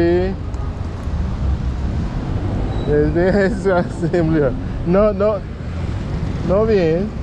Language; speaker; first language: Spanish; non-native, learner; English